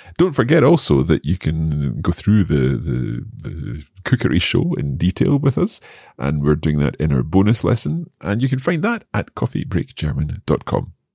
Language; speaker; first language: English; native; English